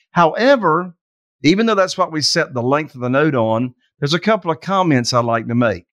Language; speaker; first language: English; native; English